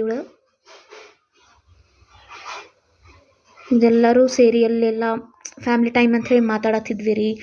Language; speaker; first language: Kannada; native; Kannada